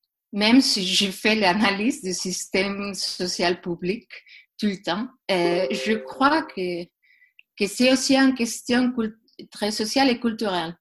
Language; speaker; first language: French; non-native, learner; Spanish